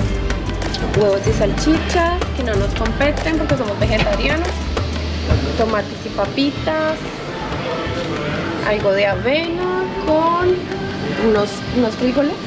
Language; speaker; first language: Spanish; native; Spanish